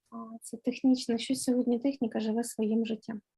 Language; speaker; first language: Ukrainian; native; Ukrainian